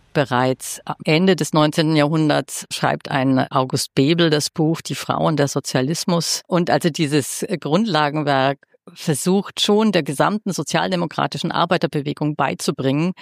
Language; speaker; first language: German; native; German